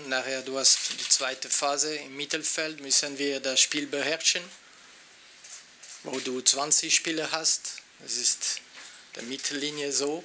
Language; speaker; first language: German; non-native, local second language; French